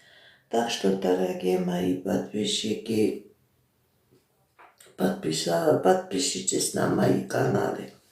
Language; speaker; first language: Russian; non-native, fluent; Armenian